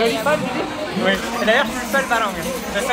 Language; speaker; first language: French; native; French